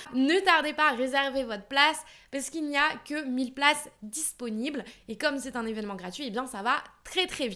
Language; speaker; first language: French; native; French